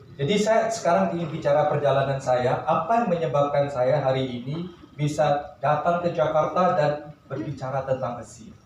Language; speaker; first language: Indonesian; native; Indonesian